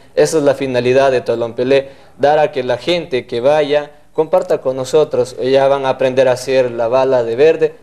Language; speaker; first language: Spanish; non-native, local second language; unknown